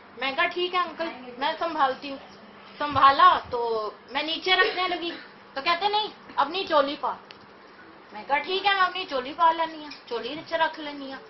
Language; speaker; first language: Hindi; native; Hindi